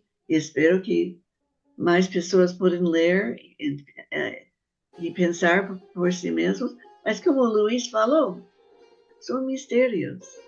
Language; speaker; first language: Portuguese; non-native, fluent; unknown